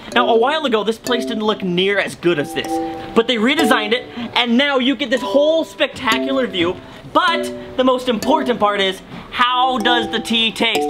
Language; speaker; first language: English; native; English